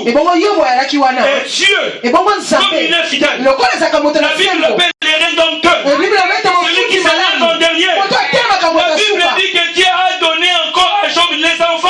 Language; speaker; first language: French; non-native, local second language; Lingala